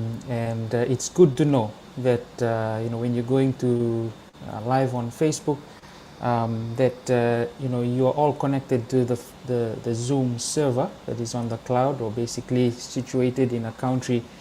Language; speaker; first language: English; non-native, local second language; Fijian